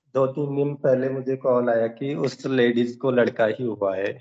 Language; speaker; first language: Hindi; native; Hindi